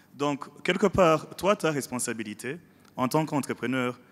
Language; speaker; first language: French; non-native, local second language; Rundi